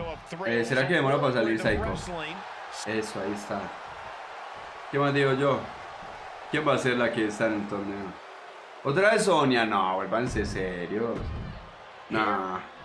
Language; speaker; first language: Spanish; native; Spanish